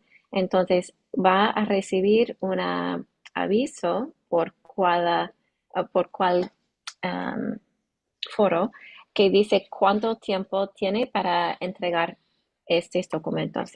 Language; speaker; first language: Spanish; non-native, learner; English